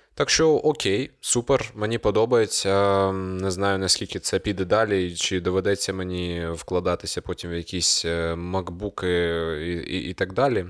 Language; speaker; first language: Ukrainian; native; Ukrainian